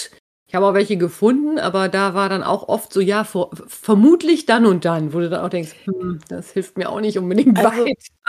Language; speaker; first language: German; native; German